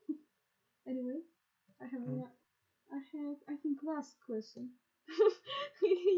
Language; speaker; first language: English; non-native, learner; Russian